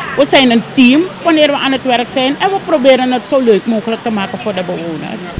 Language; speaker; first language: Dutch; native; Dutch